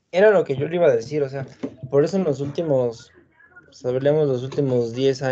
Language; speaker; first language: Spanish; native; Spanish